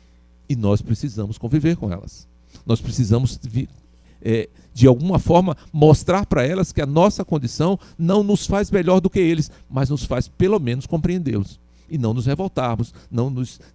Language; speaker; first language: Portuguese; native; Portuguese